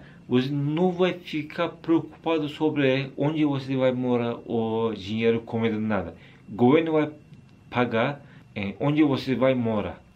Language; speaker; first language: Portuguese; non-native, learner; Turkish